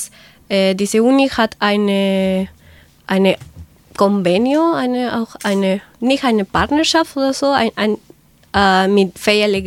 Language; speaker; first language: German; non-native, learner; Spanish